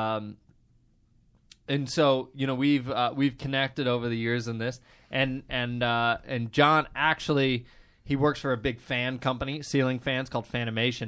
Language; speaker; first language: English; native; English